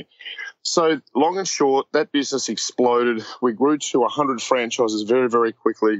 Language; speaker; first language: English; native; English